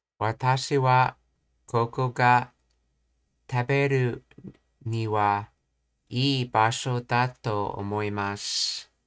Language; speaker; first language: Japanese; non-native, learner; English